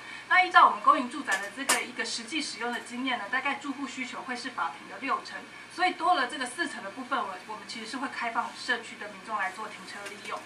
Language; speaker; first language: Chinese; native; Chinese